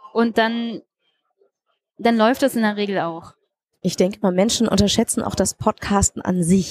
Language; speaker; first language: German; native; German